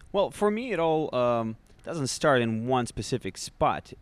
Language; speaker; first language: English; non-native, fluent; Russian